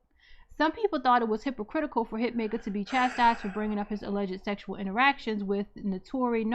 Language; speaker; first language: English; native; English